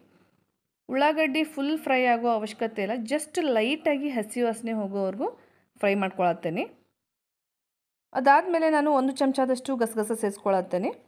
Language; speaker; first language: Kannada; native; Kannada